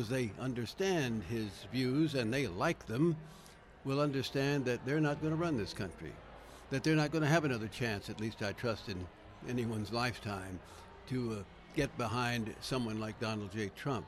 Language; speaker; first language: English; native; English